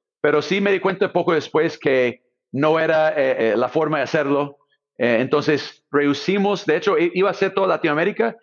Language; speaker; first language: Spanish; non-native, fluent; English